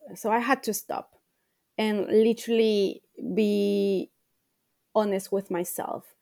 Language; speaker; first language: English; non-native, fluent; Spanish